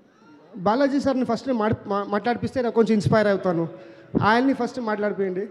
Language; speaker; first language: Telugu; non-native, learner; Kannada